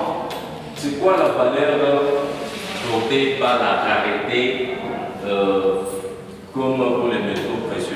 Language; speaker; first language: French; non-native, local second language; Swahili